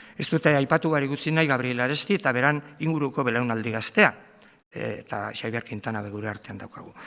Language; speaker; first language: Basque; native; Basque